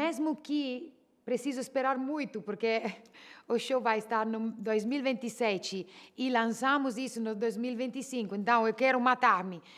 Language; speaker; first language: Portuguese; non-native, fluent; Italian